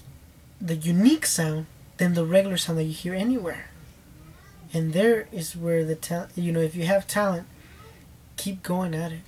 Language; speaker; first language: English; early bilingual, other home language; Spanish